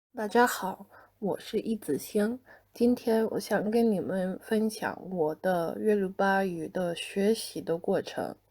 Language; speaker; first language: Chinese; non-native, fluent; English